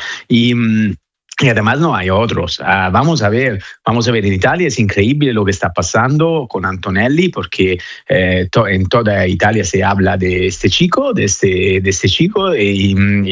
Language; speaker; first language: Spanish; non-native, fluent; Italian